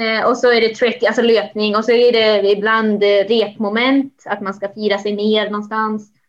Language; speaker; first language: Swedish; native; Swedish